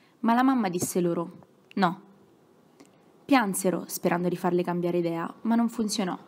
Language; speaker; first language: Italian; native; Italian